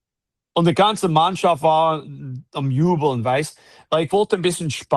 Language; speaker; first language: German; non-native, fluent; English